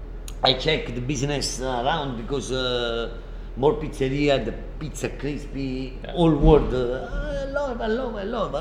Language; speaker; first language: English; non-native, learner; Italian